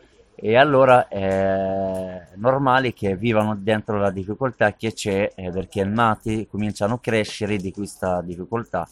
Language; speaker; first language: Italian; non-native, learner; Arabic